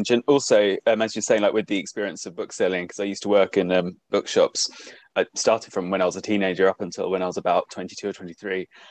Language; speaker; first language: English; native; English